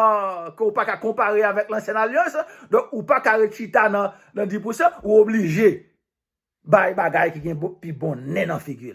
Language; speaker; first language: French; non-native, local second language; Haitian Creole